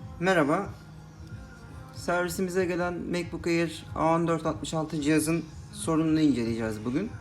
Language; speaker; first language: Turkish; native; Turkish